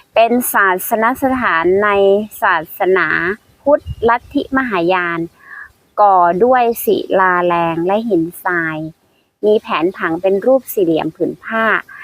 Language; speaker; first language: Thai; native; Thai